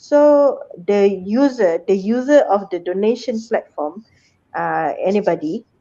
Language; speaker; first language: English; non-native, fluent; Malay